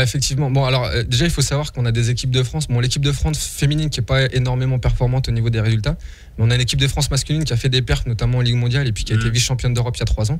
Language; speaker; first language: French; native; French